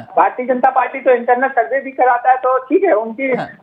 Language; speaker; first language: Hindi; native; Hindi